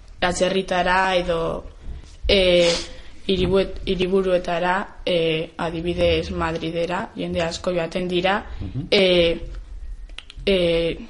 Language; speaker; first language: Basque; non-native, learner; Spanish